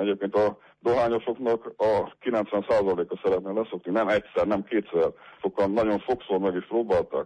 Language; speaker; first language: Hungarian; native; Hungarian